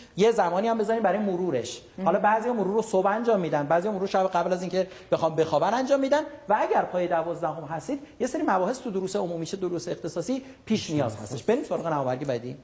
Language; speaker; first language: Persian; native; Persian